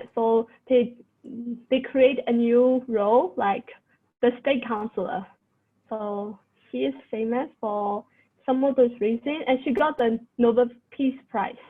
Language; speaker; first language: English; non-native, fluent; Burmese